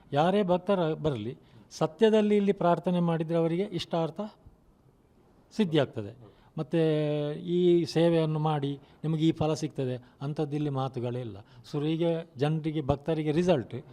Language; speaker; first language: Kannada; native; Kannada